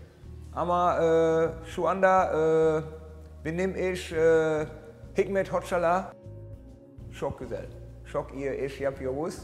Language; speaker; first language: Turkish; non-native, learner; German